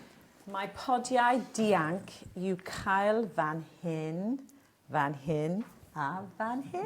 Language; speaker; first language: Welsh; non-native, learner; English